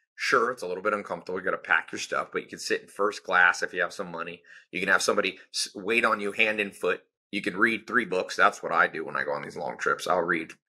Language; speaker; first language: English; native; English